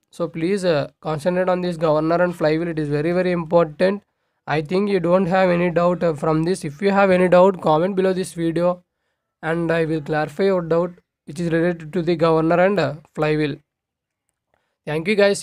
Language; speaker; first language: English; non-native, local second language; Telugu